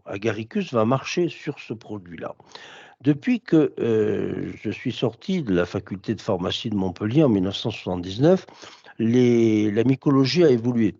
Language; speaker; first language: French; native; French